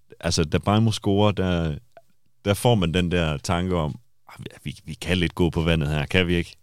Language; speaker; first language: Danish; native; Danish